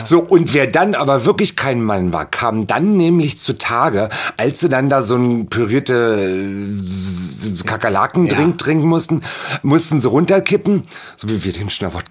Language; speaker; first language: German; native; German